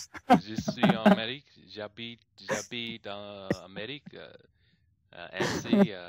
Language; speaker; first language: French; non-native, learner; English